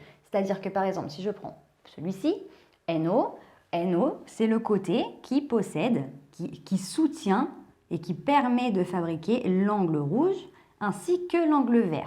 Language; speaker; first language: French; native; French